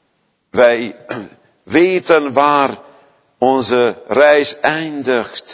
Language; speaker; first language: Dutch; non-native, fluent; Hungarian